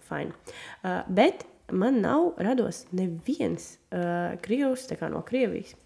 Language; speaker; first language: Latvian; non-native, local second language; Russian